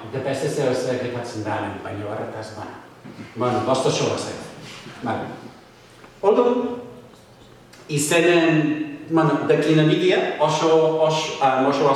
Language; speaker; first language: Basque; non-native, fluent; English